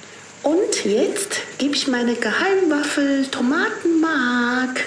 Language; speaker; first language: German; non-native, fluent; Chinese